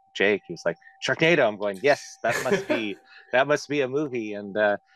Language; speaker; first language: English; native; English